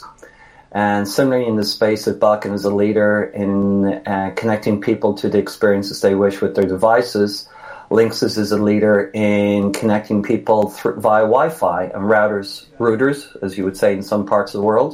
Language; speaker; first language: English; native; English